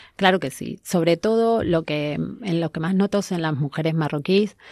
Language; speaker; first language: Spanish; native; Spanish